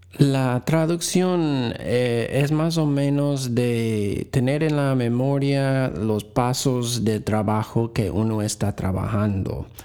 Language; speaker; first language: Spanish; non-native, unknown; English